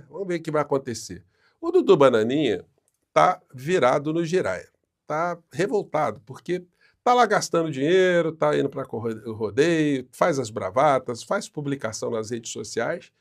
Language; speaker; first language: Portuguese; native; Portuguese